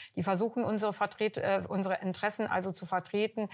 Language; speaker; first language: German; native; German